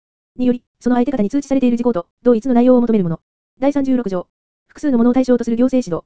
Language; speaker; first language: Japanese; native; Japanese